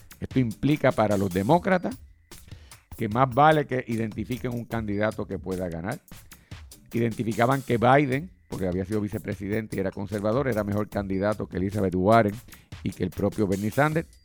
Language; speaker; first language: Spanish; native; Spanish